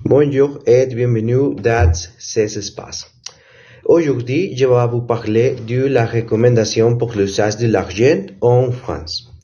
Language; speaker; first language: French; non-native, learner; Spanish